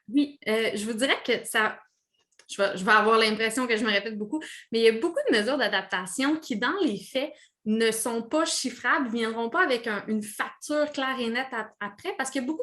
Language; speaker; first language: French; native; French